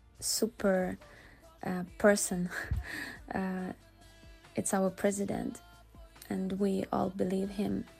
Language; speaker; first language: English; non-native, learner; Ukrainian